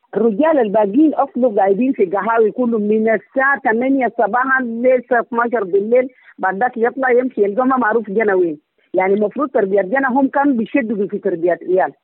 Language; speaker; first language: Arabic; non-native, local second language; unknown